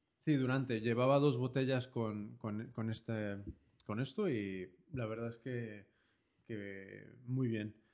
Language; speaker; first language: Spanish; native; Spanish